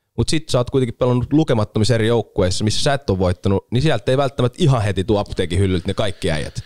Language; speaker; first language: Finnish; native; Finnish